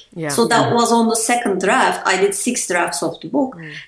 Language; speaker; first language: English; non-native, fluent; Turkish